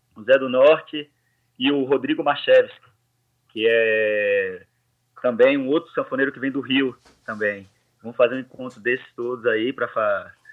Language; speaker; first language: Portuguese; native; Portuguese